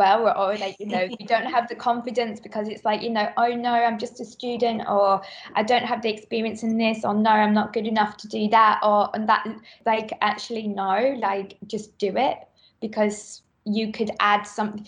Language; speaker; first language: English; native; English